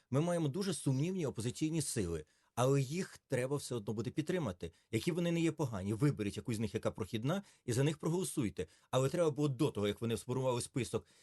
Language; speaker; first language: Ukrainian; native; Ukrainian